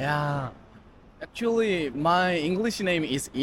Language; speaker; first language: English; non-native, learner; Korean